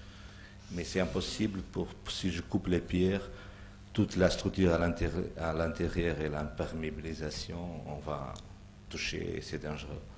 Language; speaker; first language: French; non-native, fluent; Portuguese